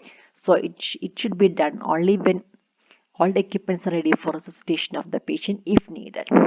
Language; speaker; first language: English; non-native, local second language; Malayalam